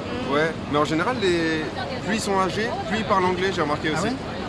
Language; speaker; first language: French; native; French